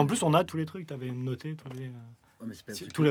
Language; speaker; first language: French; native; French